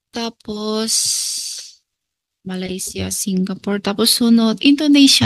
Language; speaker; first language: Filipino; non-native, learner; Chinese